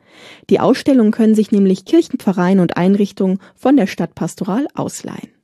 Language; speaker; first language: German; native; German